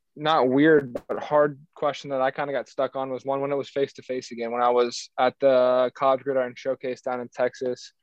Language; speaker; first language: English; native; English